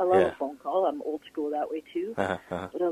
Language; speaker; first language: English; native; English